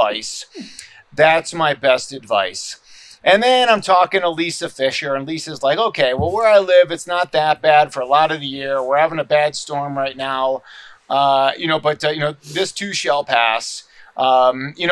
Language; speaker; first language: English; native; English